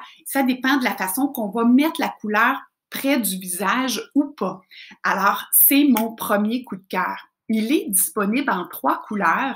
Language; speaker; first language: French; native; French